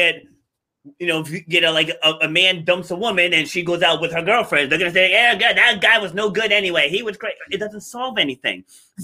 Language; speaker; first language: English; native; English